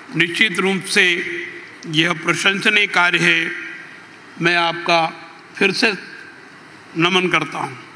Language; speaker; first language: Hindi; native; Hindi